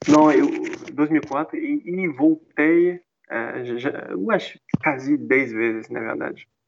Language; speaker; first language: Portuguese; non-native, fluent; French